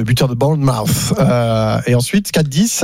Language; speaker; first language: French; native; French